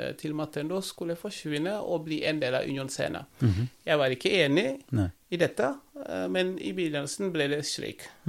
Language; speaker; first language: Norwegian; non-native, fluent; Wolof